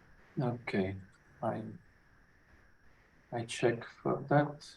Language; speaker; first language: English; non-native, fluent; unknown